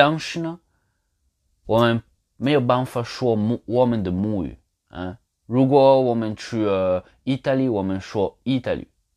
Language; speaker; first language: Chinese; non-native, learner; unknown